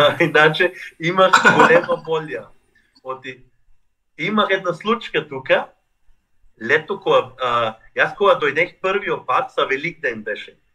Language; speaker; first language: Macedonian; non-native, fluent; German